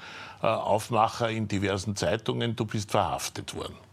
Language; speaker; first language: German; native; German